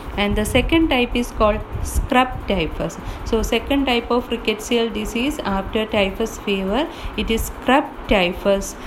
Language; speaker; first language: English; non-native, local second language; Malayalam